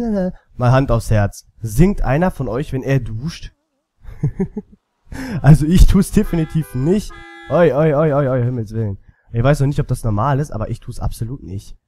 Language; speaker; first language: German; native; German